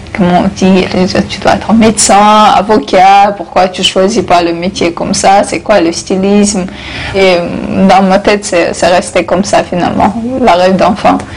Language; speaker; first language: French; non-native, fluent; Chechen